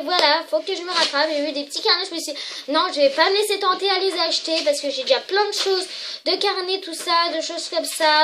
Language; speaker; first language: French; native; French